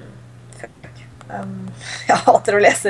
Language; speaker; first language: Norwegian; native; Norwegian